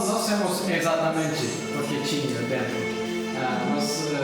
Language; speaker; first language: Portuguese; non-native, learner; Turkish